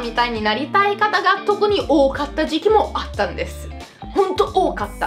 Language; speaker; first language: Japanese; non-native, fluent; Italian